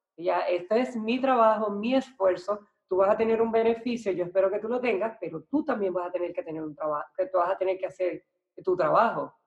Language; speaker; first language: Spanish; native; Spanish